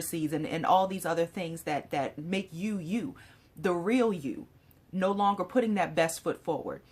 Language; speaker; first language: English; native; English